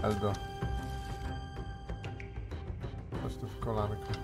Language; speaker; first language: Polish; native; Polish